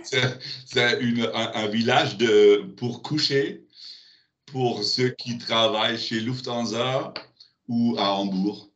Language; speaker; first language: French; non-native, learner; German